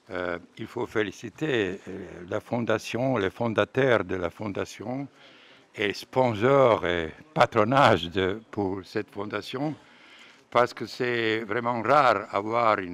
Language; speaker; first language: French; non-native, fluent; Bosnian